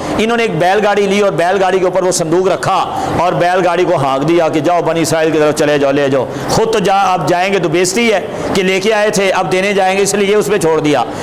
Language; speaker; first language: Urdu; non-native, local second language; Punjabi